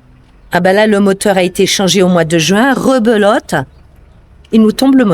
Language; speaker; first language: French; native; French